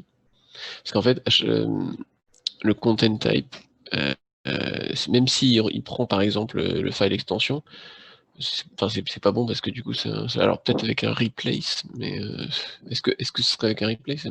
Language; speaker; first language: French; native; French